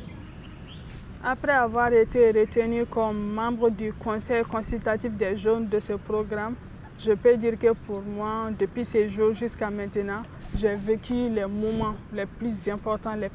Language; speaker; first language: French; non-native, local second language; Bambara